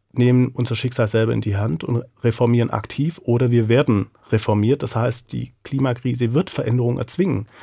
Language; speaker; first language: German; native; German